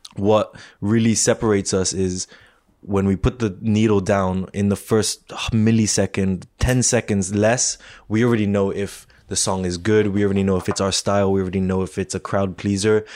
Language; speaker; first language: English; native; English